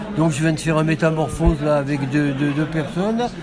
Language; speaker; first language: French; native; French